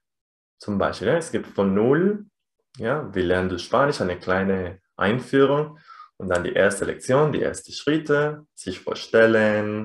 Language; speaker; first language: German; non-native, fluent; Spanish